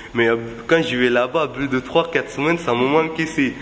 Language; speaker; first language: French; non-native, fluent; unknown